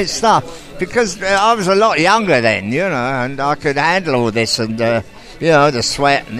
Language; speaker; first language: English; native; English